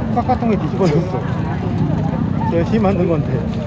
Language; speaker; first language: Korean; native; Korean